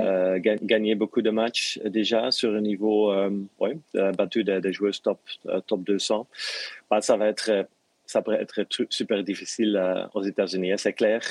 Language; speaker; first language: French; non-native, local second language; Dutch